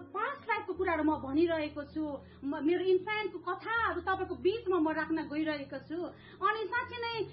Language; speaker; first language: Nepali; native; Nepali